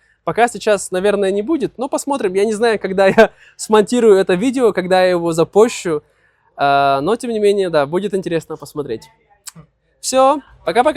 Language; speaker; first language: Russian; native; Russian